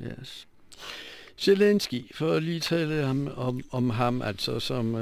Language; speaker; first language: Danish; non-native, fluent; Polish